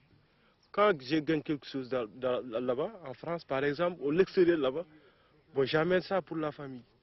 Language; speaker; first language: French; non-native, local second language; Soninke